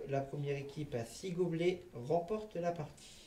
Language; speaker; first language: French; native; French